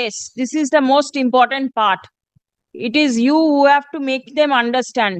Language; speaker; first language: English; non-native, local second language; Bangla